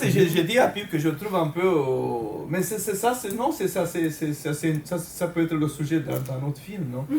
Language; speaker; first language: French; non-native, fluent; Romanian